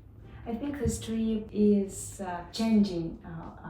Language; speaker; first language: English; non-native, learner; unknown